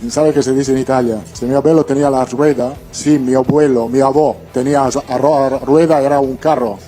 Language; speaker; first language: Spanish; non-native, fluent; Italian